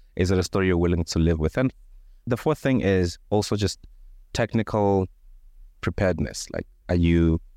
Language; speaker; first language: English; non-native, local second language; Venda